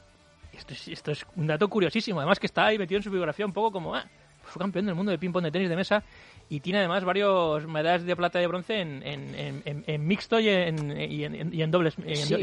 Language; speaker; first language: Spanish; native; Spanish